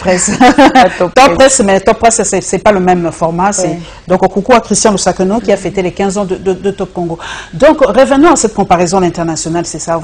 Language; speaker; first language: French; non-native, local second language; Lingala